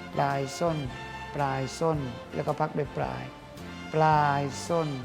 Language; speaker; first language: Thai; native; Thai